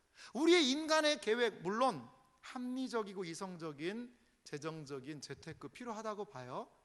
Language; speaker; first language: Korean; native; Korean